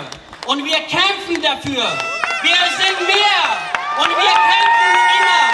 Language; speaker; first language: German; non-native, fluent; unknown